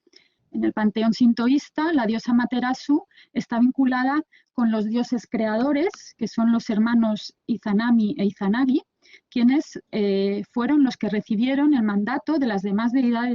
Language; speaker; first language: Spanish; native; Spanish